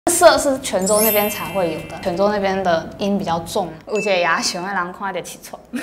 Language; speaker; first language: Chinese; native; Chinese